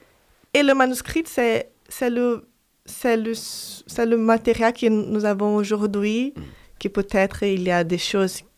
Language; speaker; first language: French; non-native, fluent; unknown